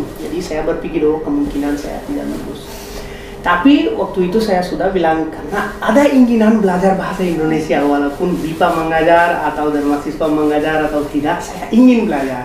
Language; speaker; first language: Indonesian; non-native, fluent; Hindi